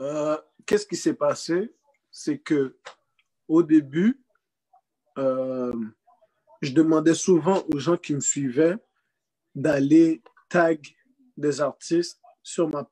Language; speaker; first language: French; native; French